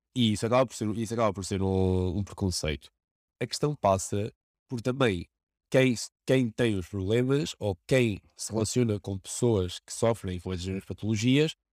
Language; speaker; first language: Portuguese; native; Portuguese